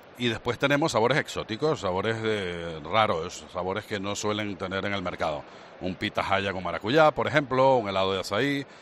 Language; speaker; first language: Spanish; native; Spanish